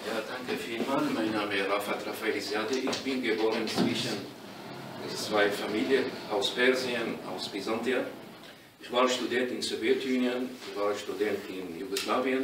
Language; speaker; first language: German; non-native, learner; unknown